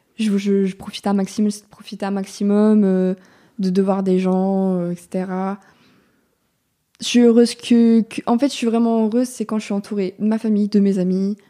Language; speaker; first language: French; native; French